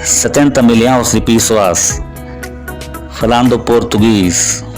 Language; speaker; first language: Portuguese; non-native, learner; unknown